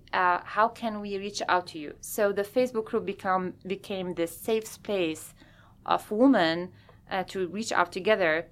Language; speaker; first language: English; non-native, fluent; Arabic